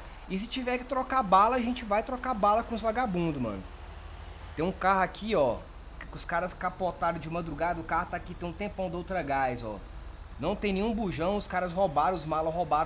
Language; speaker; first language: Portuguese; native; Portuguese